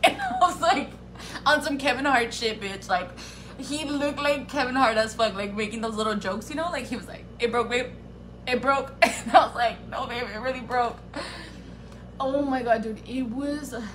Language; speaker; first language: English; early bilingual, other home language; Spanish